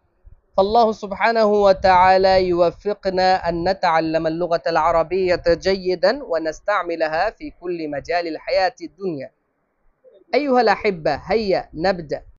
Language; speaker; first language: Arabic; non-native, fluent; Bangla